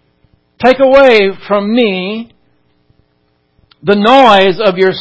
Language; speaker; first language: English; native; English